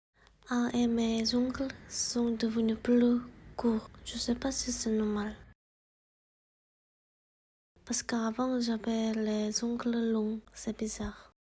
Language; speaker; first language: French; non-native, fluent; Korean